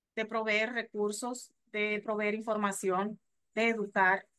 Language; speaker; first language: Spanish; native; Spanish